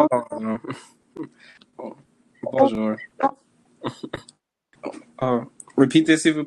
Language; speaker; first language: French; non-native, learner; English